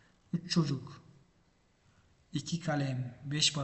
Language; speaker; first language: Turkish; non-native, fluent; Uzbek